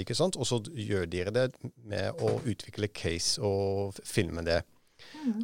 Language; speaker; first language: Norwegian; non-native, fluent; Dutch